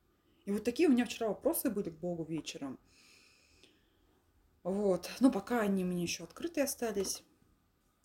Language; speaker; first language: Russian; native; Russian